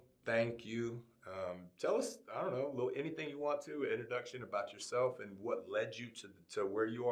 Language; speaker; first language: English; native; English